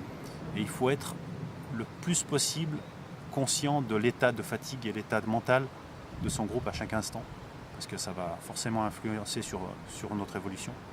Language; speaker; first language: French; native; French